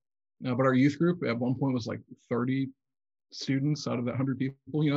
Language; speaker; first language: English; native; English